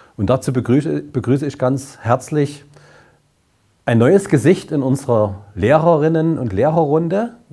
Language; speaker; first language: German; native; German